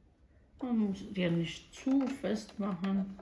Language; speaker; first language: German; non-native, fluent; Croatian